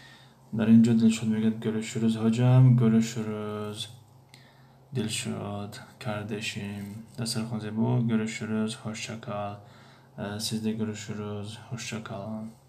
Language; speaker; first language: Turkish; non-native, fluent; Persian